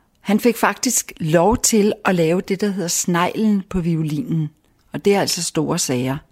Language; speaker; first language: Danish; native; Danish